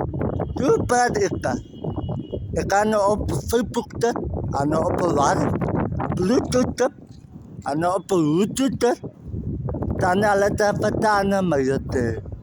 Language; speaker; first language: Dutch; non-native, learner; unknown